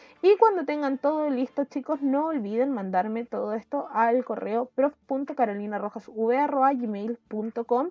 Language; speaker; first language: Spanish; native; Spanish